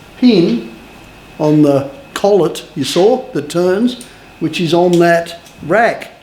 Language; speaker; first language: English; native; English